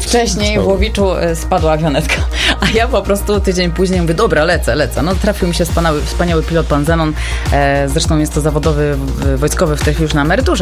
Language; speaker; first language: Polish; native; Polish